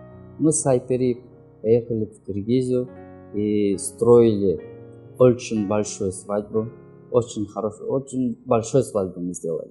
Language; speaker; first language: Russian; non-native, learner; Kyrgyz